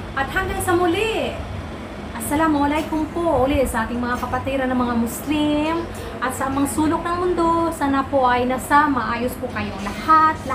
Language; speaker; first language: Filipino; non-native, local second language; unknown